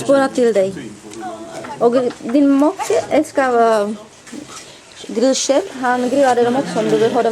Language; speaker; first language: Swedish; non-native, fluent; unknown